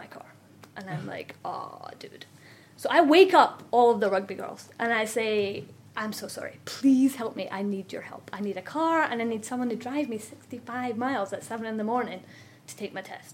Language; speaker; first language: English; native; English